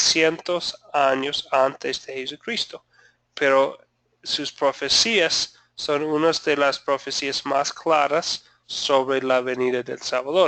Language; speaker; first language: Spanish; non-native, fluent; English